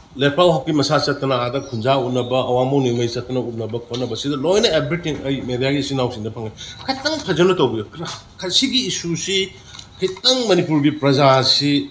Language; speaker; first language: Manipuri; native; Manipuri